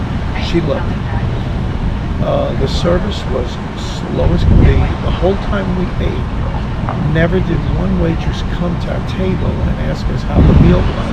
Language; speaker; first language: English; native; English